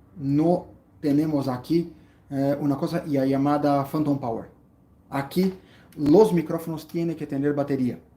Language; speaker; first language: Spanish; non-native, fluent; Portuguese